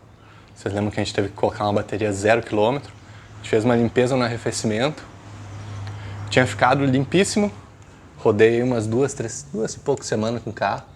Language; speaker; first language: Portuguese; native; Portuguese